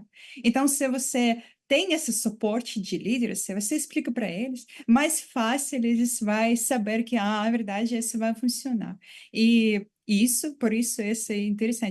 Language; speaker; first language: Portuguese; non-native, fluent; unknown